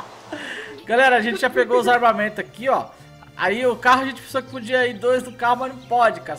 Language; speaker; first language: Portuguese; native; Portuguese